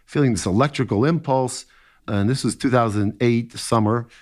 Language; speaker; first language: English; native; English